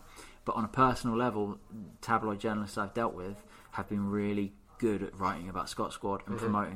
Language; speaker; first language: English; native; English